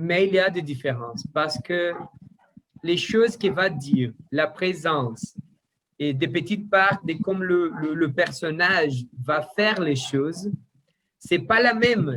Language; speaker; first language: French; non-native, learner; Portuguese